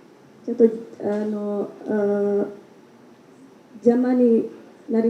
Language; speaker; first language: Japanese; non-native, learner; Indonesian